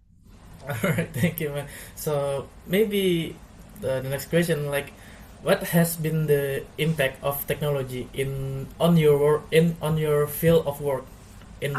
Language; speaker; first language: English; non-native, learner; Indonesian